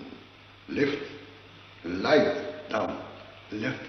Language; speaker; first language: English; non-native, learner; Japanese